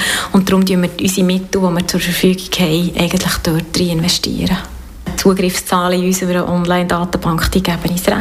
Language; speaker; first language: German; native; German